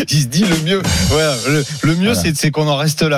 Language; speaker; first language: French; native; French